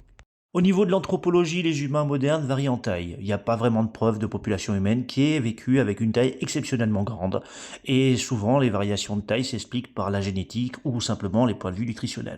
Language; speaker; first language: French; native; French